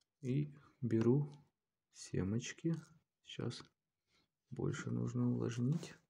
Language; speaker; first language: Russian; native; Russian